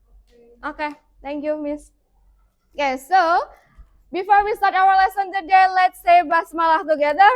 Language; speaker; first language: English; non-native, fluent; Indonesian